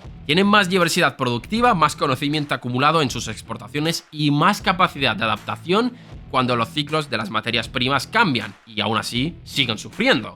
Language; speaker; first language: Spanish; native; Spanish